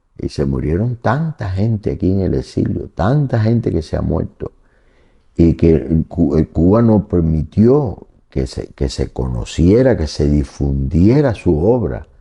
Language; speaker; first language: Spanish; native; Spanish